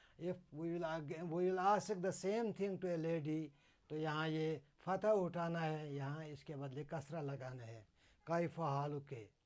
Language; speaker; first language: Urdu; non-native, local second language; Kashmiri